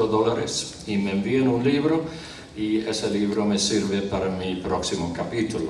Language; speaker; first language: Spanish; non-native, fluent; English